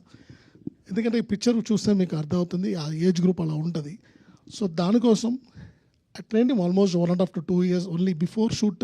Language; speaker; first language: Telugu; non-native, local second language; Tamil